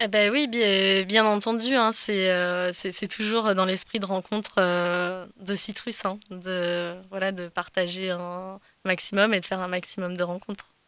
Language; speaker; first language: French; native; French